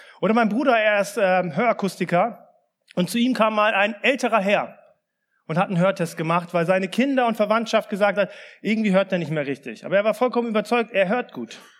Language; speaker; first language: German; early bilingual, other home language; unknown